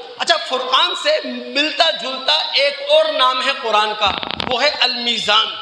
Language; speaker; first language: Urdu; native; Urdu